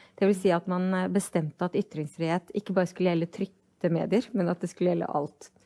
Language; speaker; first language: Norwegian; native; Norwegian